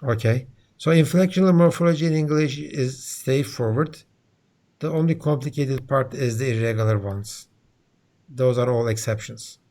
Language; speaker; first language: English; non-native, fluent; Turkish